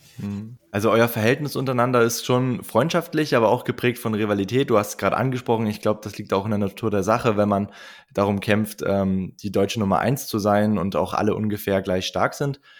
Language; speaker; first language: German; native; German